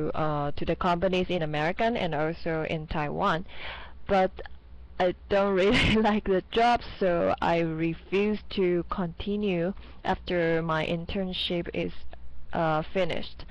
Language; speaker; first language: English; non-native, fluent; Chinese